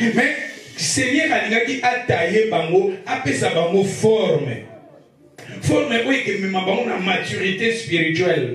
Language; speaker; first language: French; non-native, local second language; Lingala